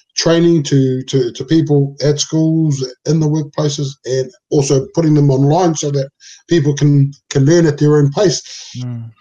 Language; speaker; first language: English; non-native, local second language; Samoan